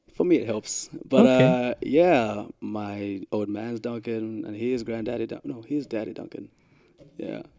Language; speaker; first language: English; early bilingual, other home language; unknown